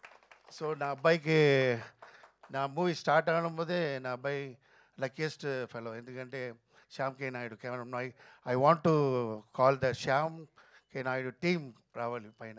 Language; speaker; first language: Telugu; non-native, fluent; Tamil